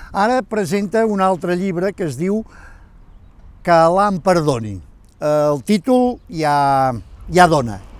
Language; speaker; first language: Catalan; native; Catalan